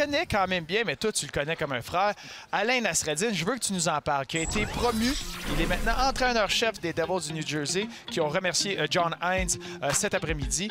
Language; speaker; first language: French; native; French